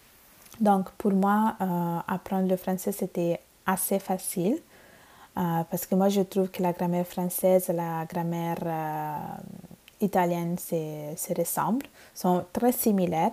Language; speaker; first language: French; non-native, fluent; Bangla